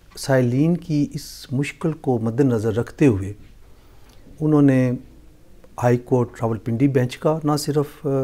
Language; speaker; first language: Urdu; non-native, local second language; Punjabi